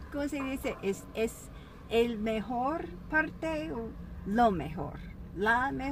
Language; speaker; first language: Spanish; non-native, learner; English